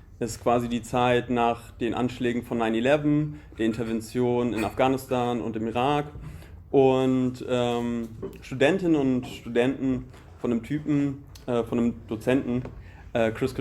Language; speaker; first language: German; native; German